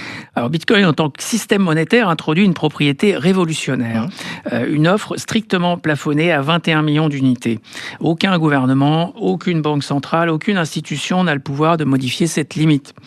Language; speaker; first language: French; native; French